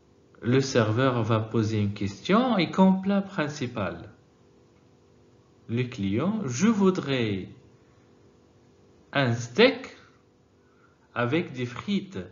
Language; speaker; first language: French; non-native, fluent; Arabic